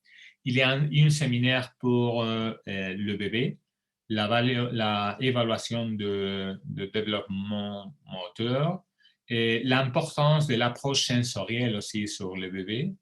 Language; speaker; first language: French; non-native, fluent; Spanish